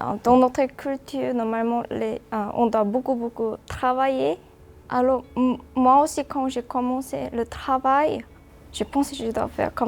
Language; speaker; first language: French; non-native, learner; Korean